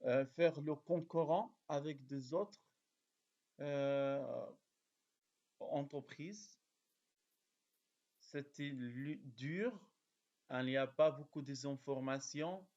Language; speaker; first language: French; non-native, learner; Arabic